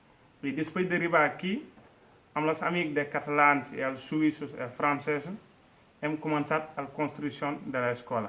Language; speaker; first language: Catalan; non-native, fluent; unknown